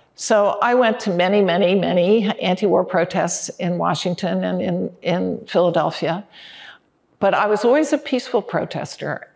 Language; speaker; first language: English; native; English